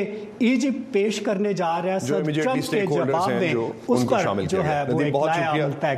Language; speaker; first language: Urdu; native; Urdu